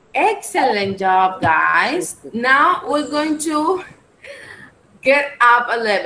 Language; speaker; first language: English; non-native, fluent; Spanish